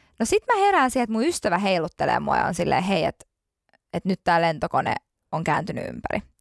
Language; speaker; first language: Finnish; native; Finnish